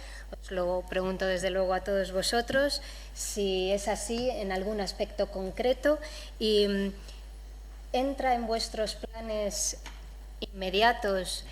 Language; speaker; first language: Spanish; native; Spanish